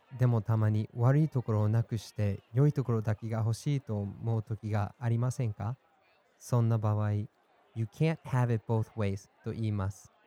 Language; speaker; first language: Japanese; non-native, fluent; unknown